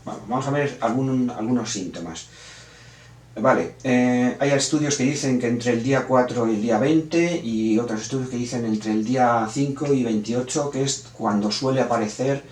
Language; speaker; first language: Spanish; native; Spanish